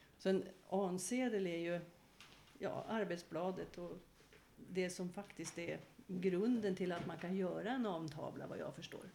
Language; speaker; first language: Swedish; native; Swedish